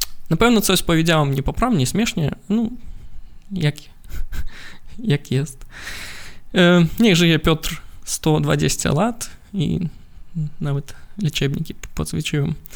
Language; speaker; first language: Polish; non-native, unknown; Belarusian